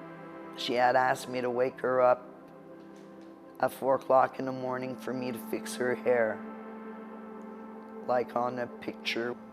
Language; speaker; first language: English; non-native, local second language; French